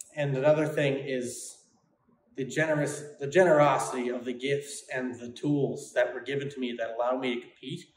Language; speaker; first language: English; native; English